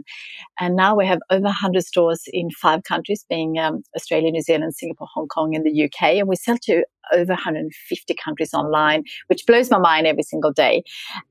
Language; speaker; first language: English; non-native, fluent; Swedish